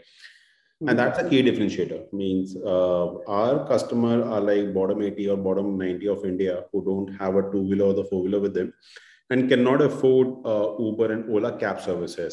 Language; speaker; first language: English; non-native, local second language; Hindi